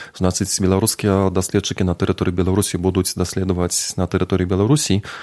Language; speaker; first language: Belarusian; native; Belarusian